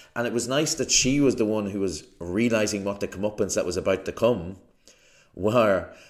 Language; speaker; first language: English; native; English